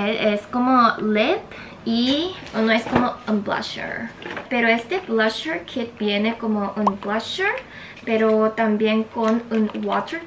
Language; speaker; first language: Spanish; non-native, learner; Korean